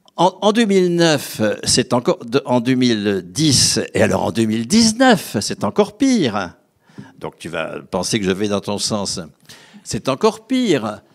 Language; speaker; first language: French; native; French